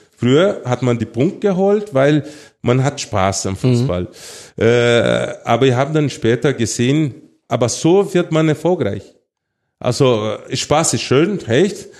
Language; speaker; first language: German; non-native, fluent; Portuguese